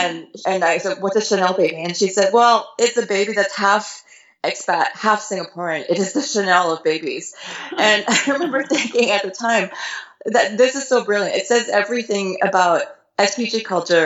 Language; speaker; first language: English; native; English